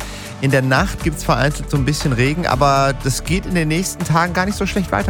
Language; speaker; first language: German; native; German